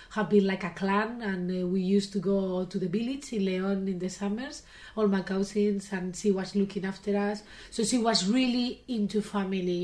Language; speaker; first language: English; non-native, fluent; Spanish